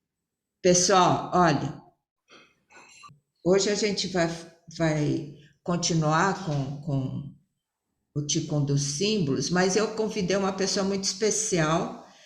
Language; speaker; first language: Portuguese; early bilingual, other home language; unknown